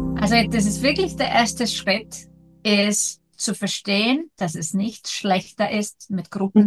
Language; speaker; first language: German; non-native, fluent; Icelandic